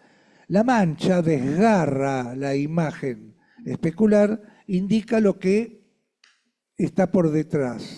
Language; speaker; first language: Spanish; native; Spanish